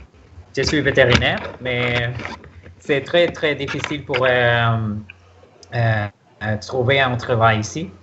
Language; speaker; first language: French; non-native, learner; Spanish